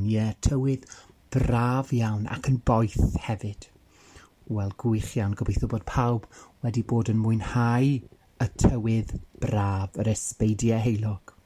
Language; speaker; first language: Welsh; native; Welsh